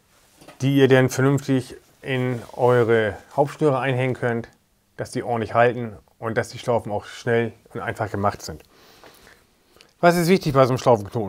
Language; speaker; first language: German; native; German